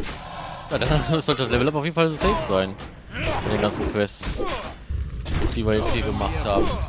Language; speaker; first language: German; native; German